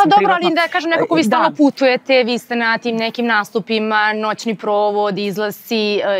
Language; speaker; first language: Serbian; native; Serbian